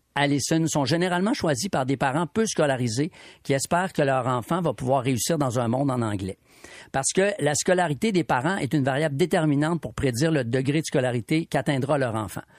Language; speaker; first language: French; native; French